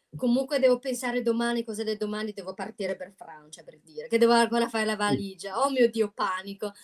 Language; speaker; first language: Italian; non-native, fluent; Chinese